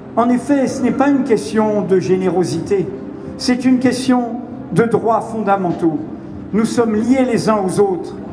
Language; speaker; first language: French; native; French